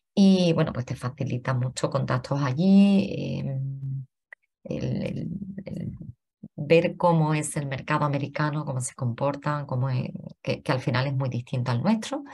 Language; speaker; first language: Spanish; native; Spanish